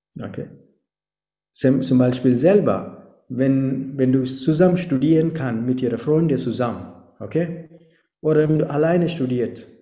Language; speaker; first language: German; non-native, fluent; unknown